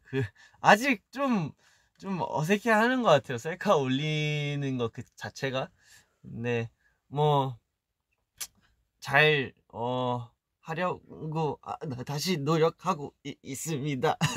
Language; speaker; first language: Korean; early bilingual, heritage; Korean